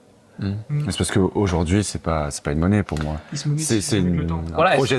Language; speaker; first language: French; native; French